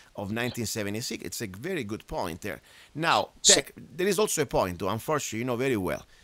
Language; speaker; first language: English; non-native, fluent; Italian